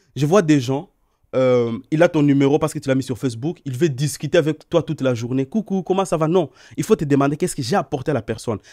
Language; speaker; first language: French; non-native, local second language; Swahili